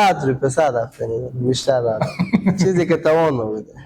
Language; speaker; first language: Persian; native; Persian